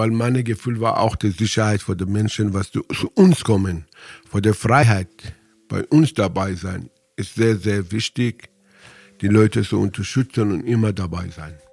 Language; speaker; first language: German; non-native, fluent; Persian